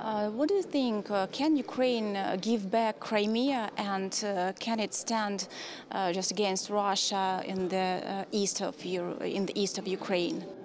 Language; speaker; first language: English; non-native, fluent; Ukrainian